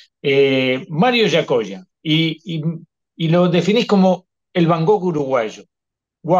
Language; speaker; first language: Spanish; native; Spanish